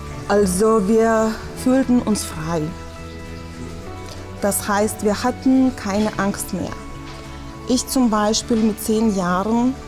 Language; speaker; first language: German; non-native, fluent; Lithuanian